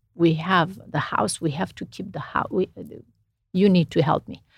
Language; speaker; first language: English; non-native, fluent; Romanian